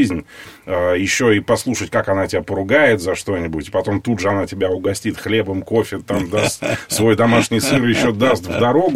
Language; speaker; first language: Russian; native; Russian